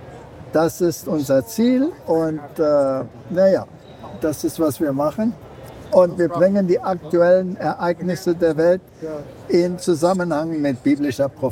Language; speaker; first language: German; early bilingual, heritage; German